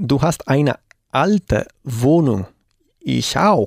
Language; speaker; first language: German; non-native, learner; Spanish